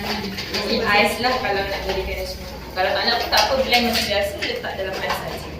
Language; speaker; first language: Malay; native; Malay